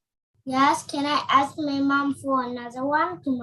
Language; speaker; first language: English; non-native, learner; Vietnamese